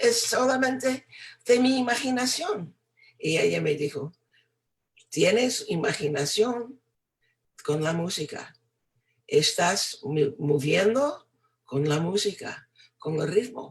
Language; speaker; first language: Spanish; non-native, fluent; English